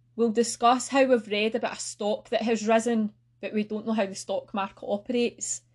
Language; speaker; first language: English; native; English